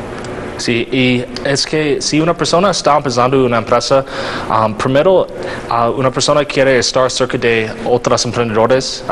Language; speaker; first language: Spanish; non-native, learner; English